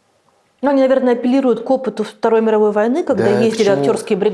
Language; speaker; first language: Russian; native; Russian